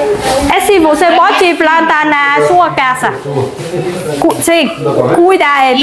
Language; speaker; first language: Portuguese; non-native, learner; Vietnamese